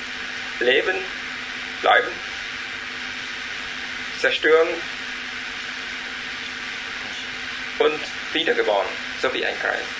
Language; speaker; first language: German; non-native, learner; Vietnamese